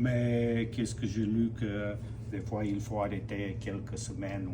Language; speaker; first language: French; non-native, fluent; Romanian